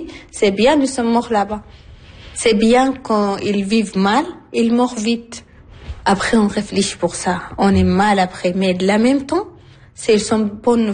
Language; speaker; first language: French; non-native, learner; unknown